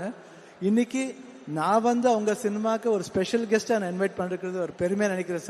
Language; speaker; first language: Tamil; non-native, local second language; Kannada